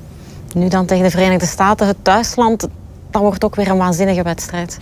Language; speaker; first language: Dutch; native; Dutch